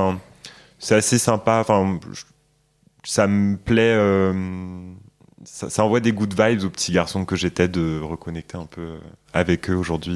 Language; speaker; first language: French; native; French